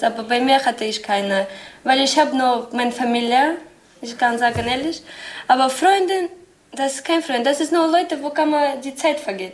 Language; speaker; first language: German; non-native, learner; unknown